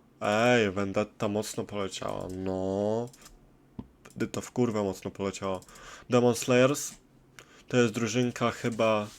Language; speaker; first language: Polish; native; Polish